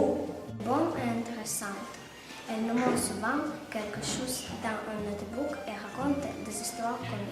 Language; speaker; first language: French; non-native, learner; Russian